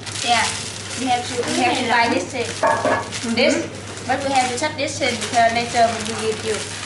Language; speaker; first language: English; non-native, learner; Vietnamese